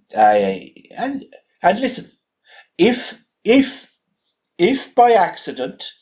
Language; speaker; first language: English; native; English